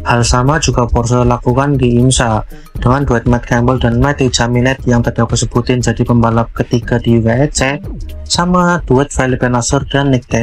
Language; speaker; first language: Indonesian; native; Indonesian